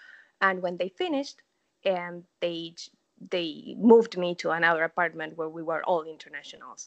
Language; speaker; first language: English; non-native, fluent; Spanish